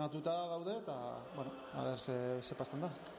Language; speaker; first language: Basque; non-native, local second language; Spanish